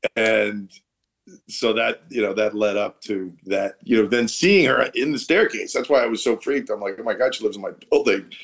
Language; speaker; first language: English; native; English